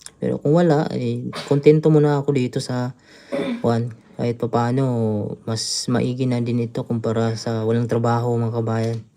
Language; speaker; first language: Filipino; native; Filipino